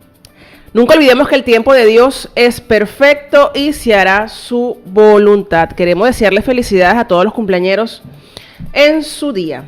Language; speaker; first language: Spanish; native; Spanish